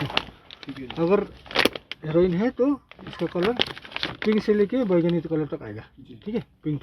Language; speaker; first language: Hindi; non-native, local second language; Khasi